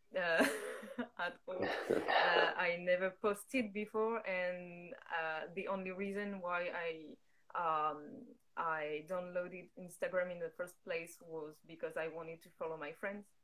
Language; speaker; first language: English; non-native, fluent; French